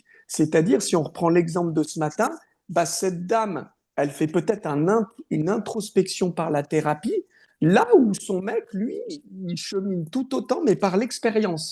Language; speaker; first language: French; native; French